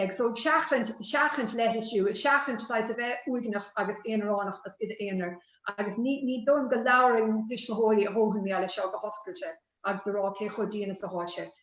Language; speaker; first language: Irish; native; Irish